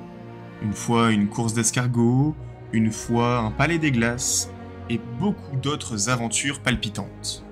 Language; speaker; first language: French; native; French